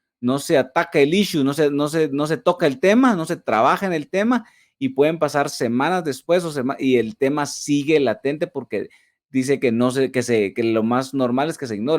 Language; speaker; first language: Spanish; native; Spanish